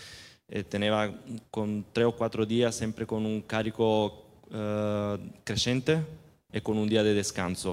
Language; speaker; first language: Spanish; non-native, learner; Italian